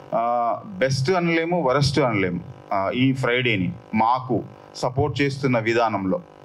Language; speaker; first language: Telugu; native; Telugu